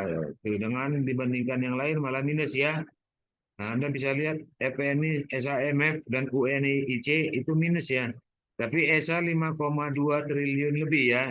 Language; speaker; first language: Indonesian; native; Indonesian